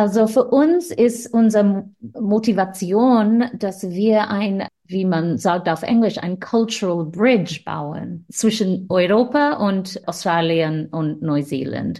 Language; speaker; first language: German; non-native, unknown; English